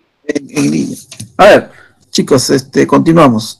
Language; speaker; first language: Spanish; native; Spanish